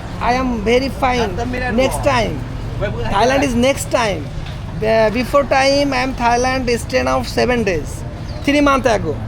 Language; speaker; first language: English; non-native, learner; Bangla